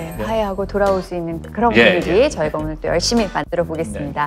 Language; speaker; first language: Korean; native; Korean